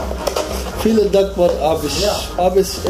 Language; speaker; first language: German; non-native, learner; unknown